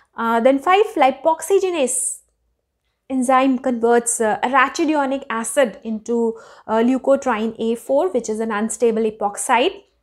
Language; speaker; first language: English; non-native, local second language; Hindi